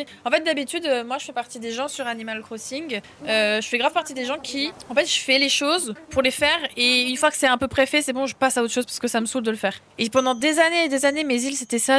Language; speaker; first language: French; native; French